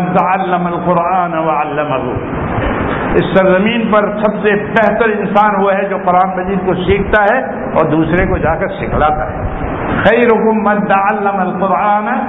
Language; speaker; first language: Urdu; non-native, local second language; Gujarati